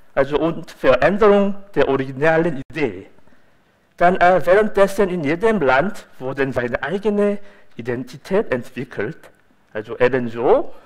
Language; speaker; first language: German; non-native, fluent; Korean